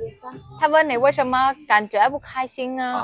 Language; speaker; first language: Chinese; non-native, fluent; Vietnamese